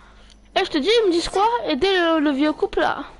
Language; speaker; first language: French; native; French